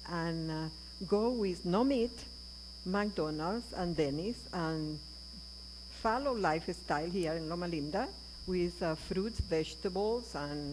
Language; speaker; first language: English; non-native, learner; Spanish